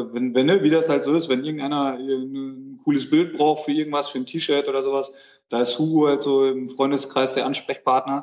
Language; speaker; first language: German; native; German